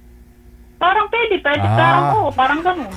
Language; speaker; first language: Filipino; native; Filipino